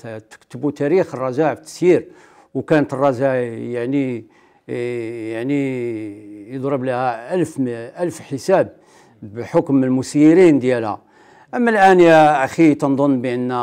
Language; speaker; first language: Arabic; native; Arabic